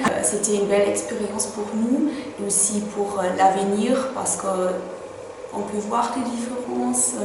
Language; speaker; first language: French; non-native, fluent; German